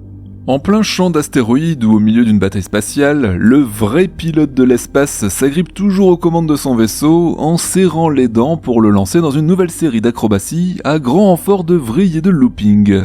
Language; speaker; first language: French; native; French